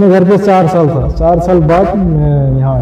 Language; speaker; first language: Hindi; non-native, local second language; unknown